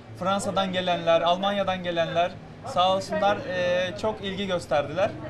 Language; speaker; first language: Turkish; native; Turkish